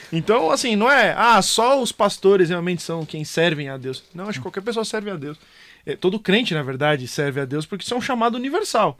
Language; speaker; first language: Portuguese; native; Portuguese